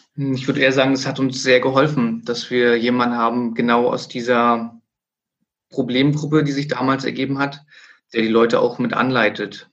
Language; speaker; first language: German; native; German